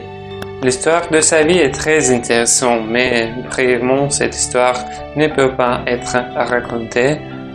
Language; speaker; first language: French; non-native, fluent; Russian